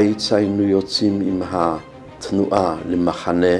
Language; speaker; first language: Hebrew; non-native, fluent; Polish